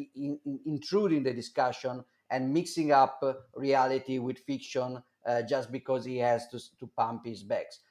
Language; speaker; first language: English; non-native, fluent; Italian